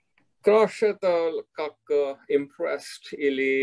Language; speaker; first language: Russian; non-native, fluent; English